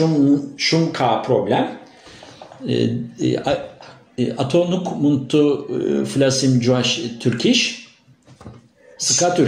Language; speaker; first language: Albanian; non-native, learner; Turkish